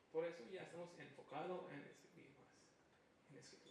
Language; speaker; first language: Spanish; non-native, fluent; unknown